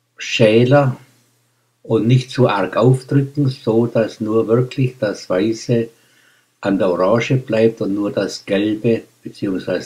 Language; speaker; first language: German; native; German